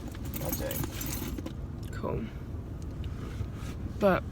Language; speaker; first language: English; native; English